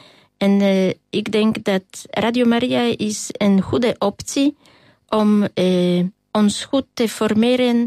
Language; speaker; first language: Dutch; non-native, fluent; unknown